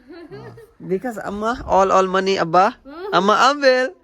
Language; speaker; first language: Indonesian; non-native, learner; Urdu